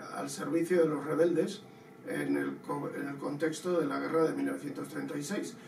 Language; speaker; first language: Spanish; non-native, local second language; Basque